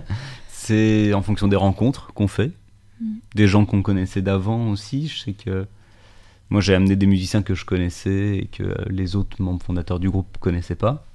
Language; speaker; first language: French; native; French